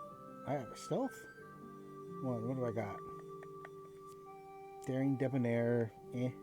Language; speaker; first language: English; native; English